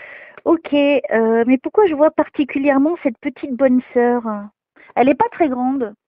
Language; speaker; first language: French; native; French